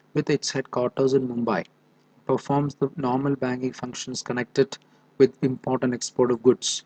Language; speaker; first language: English; non-native, local second language; Malayalam